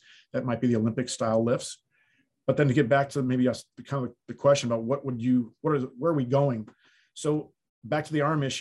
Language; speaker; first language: English; native; English